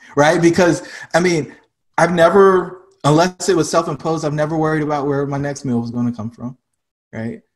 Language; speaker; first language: English; native; English